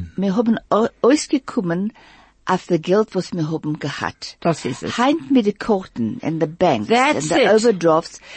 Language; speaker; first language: Yiddish; early bilingual, heritage; Yiddish